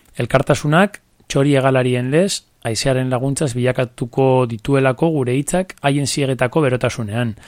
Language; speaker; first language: Basque; native; Basque